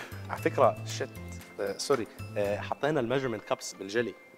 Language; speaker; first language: Arabic; early bilingual, heritage; Arabic